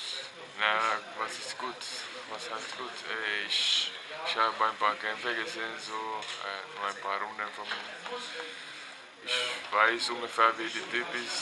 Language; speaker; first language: German; non-native, learner; Finnish